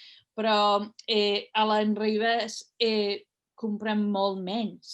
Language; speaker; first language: Catalan; non-native, fluent; English